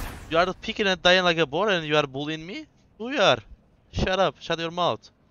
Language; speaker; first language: English; non-native, fluent; Turkish